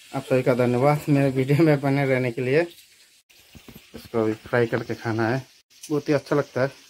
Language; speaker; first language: Hindi; non-native, local second language; Nepali